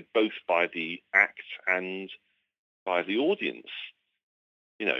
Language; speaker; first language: English; native; English